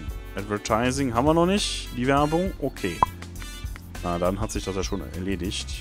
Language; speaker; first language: German; native; German